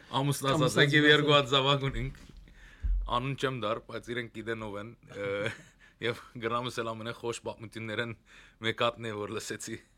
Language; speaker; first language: Armenian; early bilingual, heritage; Armenian